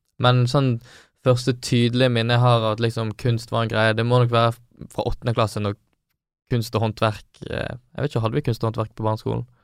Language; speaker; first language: Norwegian; native; Norwegian